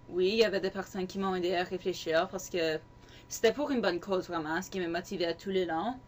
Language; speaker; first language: French; non-native, local second language; English